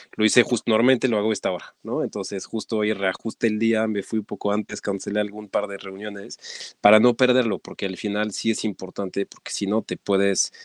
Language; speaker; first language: Spanish; non-native, fluent; French